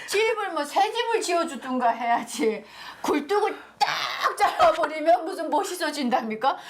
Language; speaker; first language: Korean; native; Korean